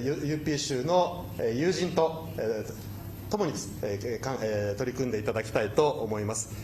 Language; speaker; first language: Japanese; native; Japanese